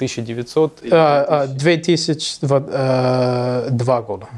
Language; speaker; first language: Russian; non-native, learner; English